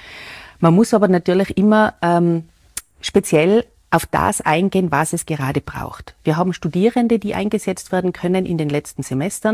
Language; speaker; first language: German; native; German